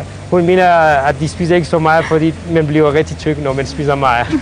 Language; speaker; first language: Danish; non-native, fluent; Central Kurdish